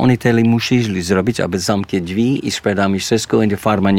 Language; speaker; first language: Polish; early bilingual, heritage; English